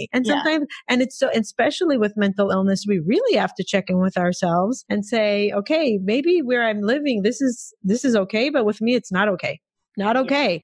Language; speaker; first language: English; non-native, fluent; Hebrew